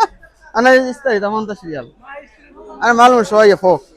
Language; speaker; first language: Arabic; non-native, learner; Bangla